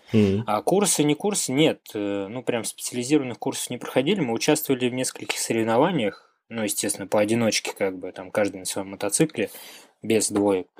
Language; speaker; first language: Russian; native; Russian